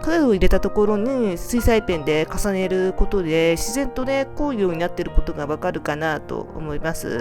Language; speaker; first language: Japanese; native; Japanese